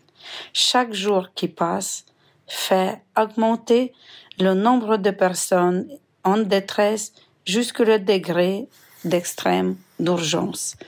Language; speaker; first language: French; non-native, fluent; Ukrainian